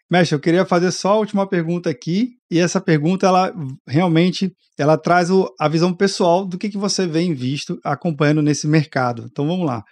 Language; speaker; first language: Portuguese; native; Portuguese